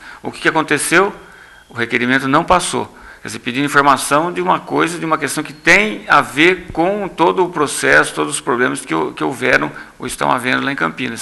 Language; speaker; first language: Portuguese; native; Portuguese